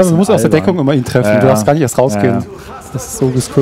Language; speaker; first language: German; native; German